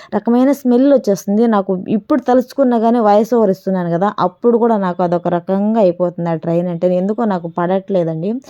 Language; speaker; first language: Telugu; native; Telugu